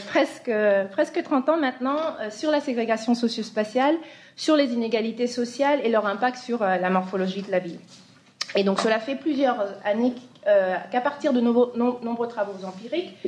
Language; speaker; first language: French; native; French